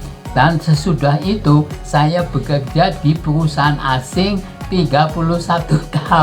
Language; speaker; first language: Indonesian; non-native, local second language; Dutch